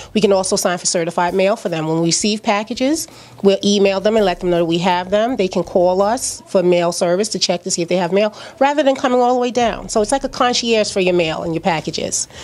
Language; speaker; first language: English; native; English